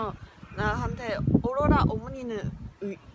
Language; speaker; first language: Korean; non-native, learner; Chinese